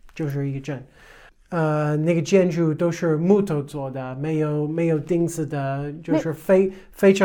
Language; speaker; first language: Chinese; non-native, fluent; English